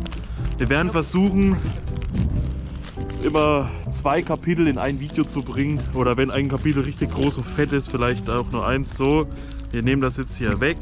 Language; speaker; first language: German; native; German